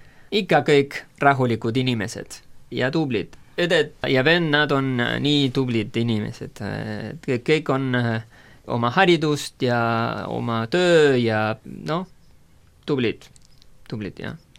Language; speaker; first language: Estonian; non-native, fluent; Spanish